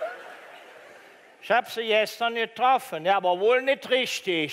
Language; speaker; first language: German; native; German